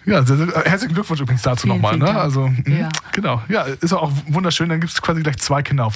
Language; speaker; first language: German; native; German